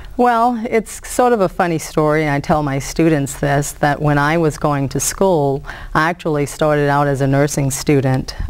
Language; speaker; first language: English; native; English